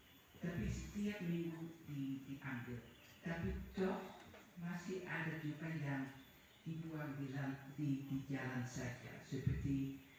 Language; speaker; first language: Indonesian; non-native, fluent; Dutch